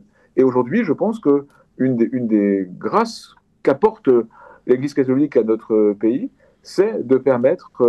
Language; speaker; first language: French; native; French